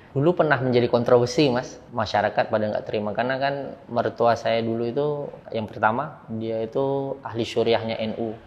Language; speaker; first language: Indonesian; early bilingual, heritage; Indonesian